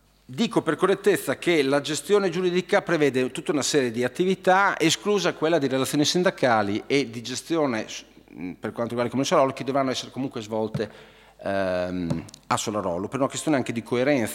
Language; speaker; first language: Italian; native; Italian